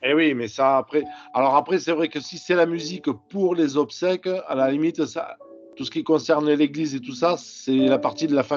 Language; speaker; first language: French; native; French